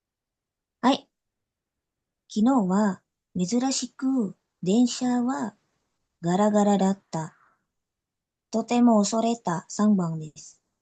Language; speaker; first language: Japanese; non-native, learner; Indonesian